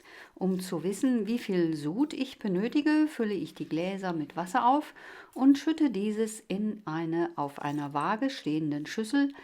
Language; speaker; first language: German; native; German